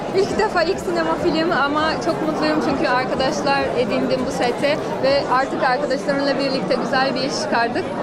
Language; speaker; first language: Turkish; non-native, fluent; English